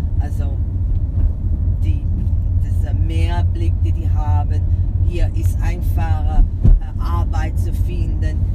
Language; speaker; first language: German; non-native, fluent; Portuguese